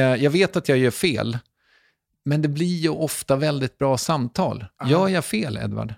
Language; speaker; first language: Swedish; native; Swedish